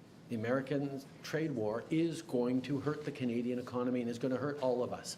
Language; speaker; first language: English; native; English